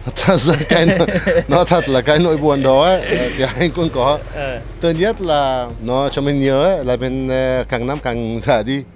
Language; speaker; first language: Vietnamese; non-native, fluent; Arabic